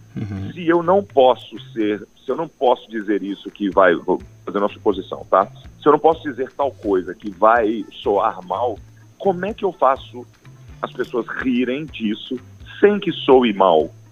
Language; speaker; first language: Portuguese; native; Portuguese